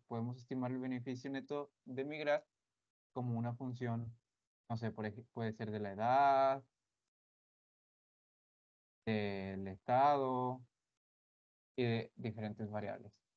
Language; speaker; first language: Spanish; native; Spanish